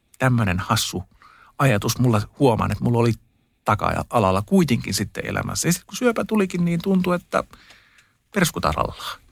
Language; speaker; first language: Finnish; early bilingual, heritage; Finnish